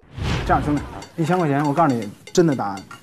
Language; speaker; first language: Chinese; native; Chinese